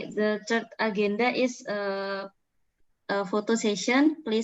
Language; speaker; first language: English; non-native, learner; Indonesian